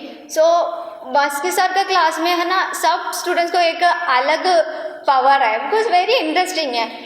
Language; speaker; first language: Hindi; non-native, local second language; Malayalam